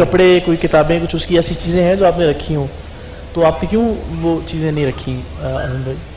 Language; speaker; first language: Urdu; native; Urdu